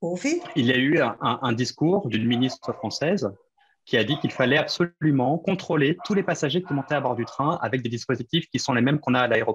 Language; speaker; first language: French; native; French